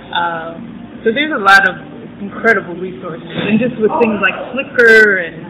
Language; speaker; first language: English; native; English